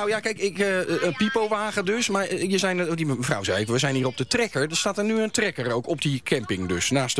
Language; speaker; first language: Dutch; native; Dutch